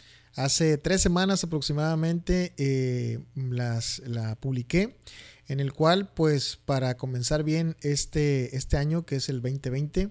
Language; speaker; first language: Spanish; native; Spanish